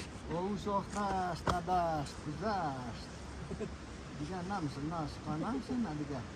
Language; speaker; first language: Persian; native; Persian